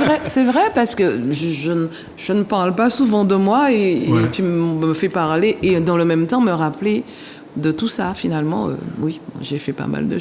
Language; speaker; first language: French; native; French